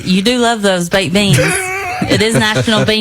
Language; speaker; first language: English; native; English